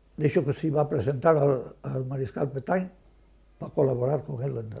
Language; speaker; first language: Spanish; non-native, local second language; Galician